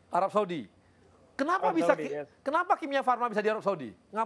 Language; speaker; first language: Indonesian; native; Indonesian